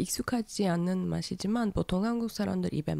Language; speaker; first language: Korean; non-native, fluent; Turkish